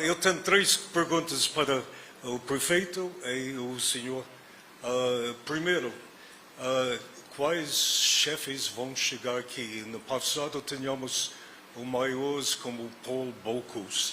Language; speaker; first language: Portuguese; non-native, learner; English